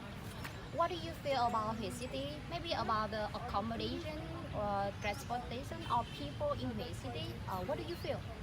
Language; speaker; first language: English; non-native, learner; Vietnamese